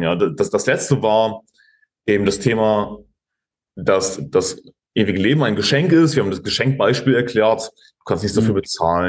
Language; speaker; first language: German; native; German